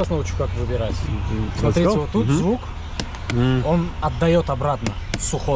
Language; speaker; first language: Russian; non-native, local second language; Tajik